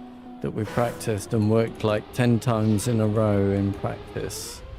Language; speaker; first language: English; native; English